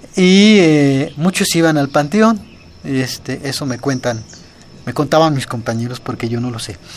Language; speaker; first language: Spanish; non-native, local second language; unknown